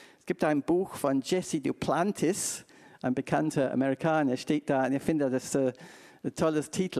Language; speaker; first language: German; non-native, fluent; English